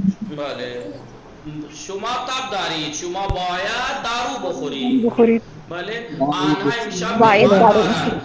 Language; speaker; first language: Persian; non-native, fluent; Urdu